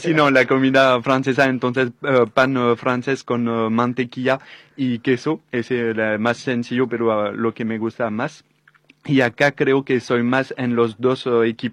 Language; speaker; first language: Spanish; non-native, fluent; French